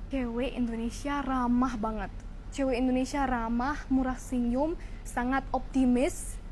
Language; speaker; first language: Indonesian; non-native, fluent; German